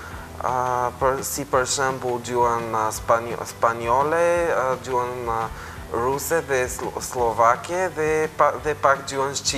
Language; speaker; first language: Albanian; non-native, fluent; Bulgarian